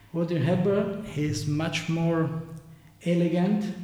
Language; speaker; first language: English; non-native, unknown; Italian